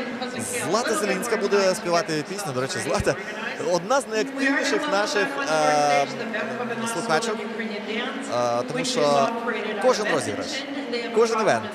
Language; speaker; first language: Ukrainian; native; Ukrainian